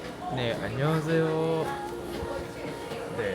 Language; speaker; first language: Korean; non-native, learner; Filipino